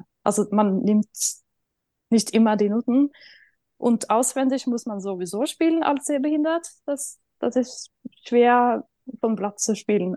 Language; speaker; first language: German; non-native, fluent; Norwegian